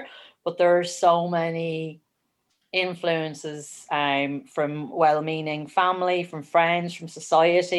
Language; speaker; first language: English; native; English